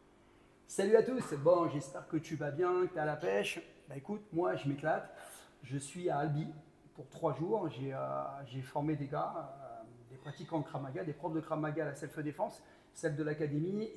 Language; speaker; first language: French; native; French